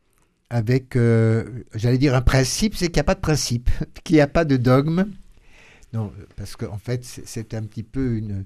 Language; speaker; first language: French; native; French